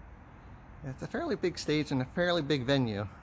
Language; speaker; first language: English; native; English